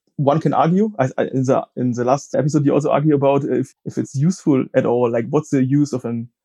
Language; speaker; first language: English; non-native, fluent; German